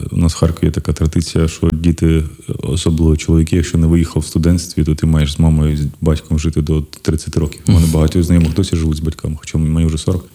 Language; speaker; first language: Ukrainian; non-native, local second language; Russian